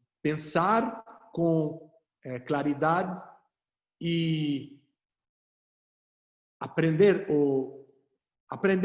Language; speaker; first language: Spanish; non-native, fluent; Portuguese